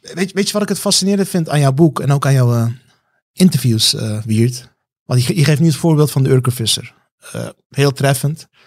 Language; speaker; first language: Dutch; early bilingual, other home language; Turkish